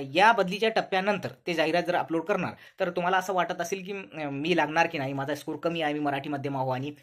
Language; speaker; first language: Hindi; non-native, local second language; Urdu